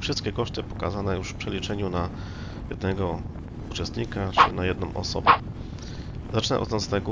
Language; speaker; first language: Polish; native; Polish